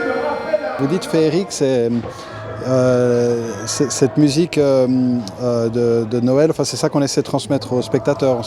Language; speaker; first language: French; native; French